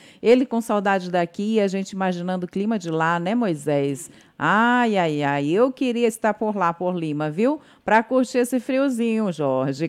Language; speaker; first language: Portuguese; native; Portuguese